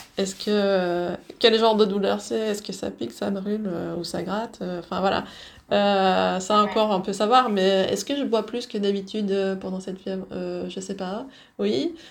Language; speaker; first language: French; early bilingual, other home language; Dutch